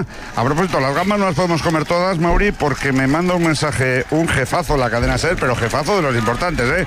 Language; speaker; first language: Spanish; native; Spanish